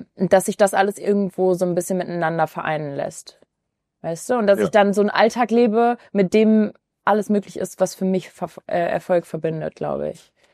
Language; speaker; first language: German; native; German